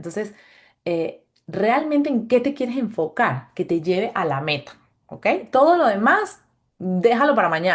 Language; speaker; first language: Spanish; native; Spanish